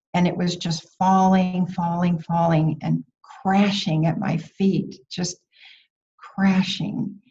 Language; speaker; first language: English; native; English